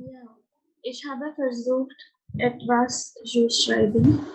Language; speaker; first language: German; non-native, learner; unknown